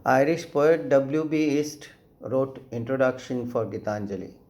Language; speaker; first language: English; non-native, local second language; Gujarati